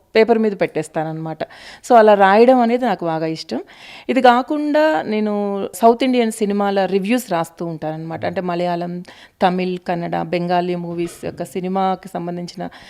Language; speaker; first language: Telugu; native; Telugu